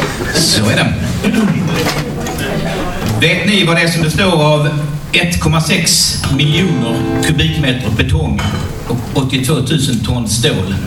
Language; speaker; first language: Swedish; native; Swedish